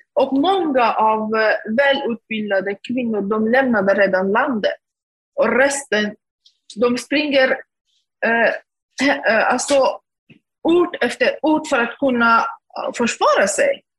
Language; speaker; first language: Swedish; non-native, fluent; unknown